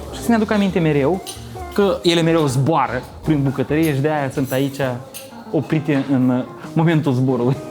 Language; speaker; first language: Romanian; native; Romanian